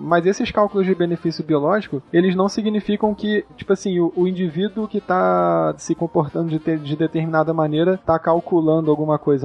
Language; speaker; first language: Portuguese; native; Portuguese